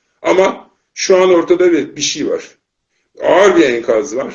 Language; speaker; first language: Turkish; native; Turkish